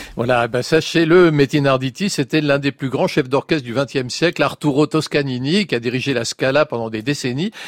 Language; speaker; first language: French; native; French